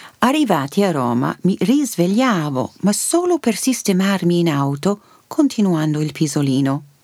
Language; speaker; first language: Italian; early bilingual, heritage; Italian